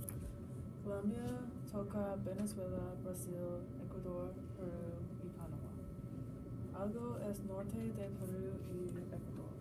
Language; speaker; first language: Spanish; non-native, learner; English